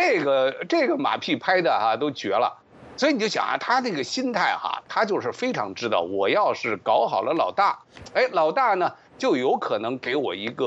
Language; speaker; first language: Chinese; native; Chinese